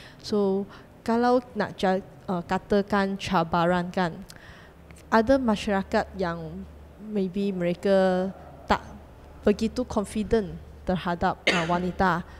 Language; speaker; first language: Malay; non-native, local second language; Chinese